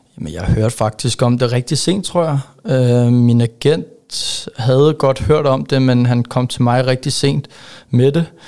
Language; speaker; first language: Danish; native; Danish